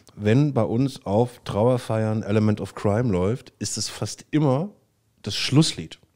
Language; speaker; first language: German; native; German